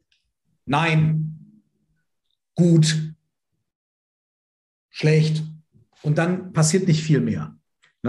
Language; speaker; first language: German; native; German